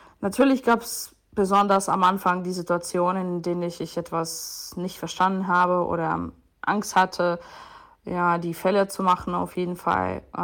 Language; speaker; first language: German; non-native, fluent; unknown